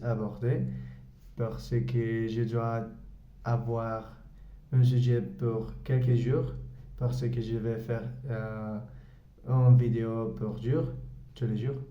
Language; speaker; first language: French; non-native, learner; Spanish